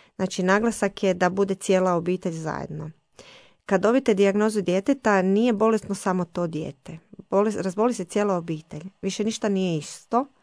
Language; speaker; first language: Croatian; native; Croatian